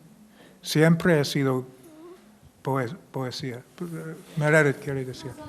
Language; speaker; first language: Spanish; non-native, fluent; English